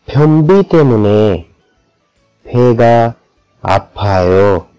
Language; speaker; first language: Korean; non-native, fluent; Urdu